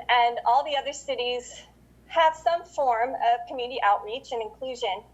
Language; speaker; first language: English; native; English